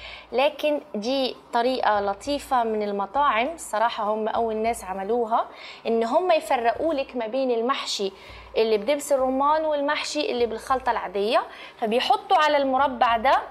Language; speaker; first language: Arabic; native; Arabic